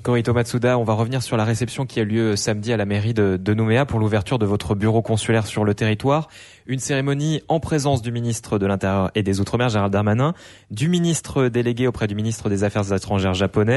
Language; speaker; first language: French; native; French